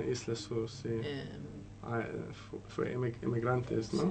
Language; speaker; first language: Spanish; non-native, learner; English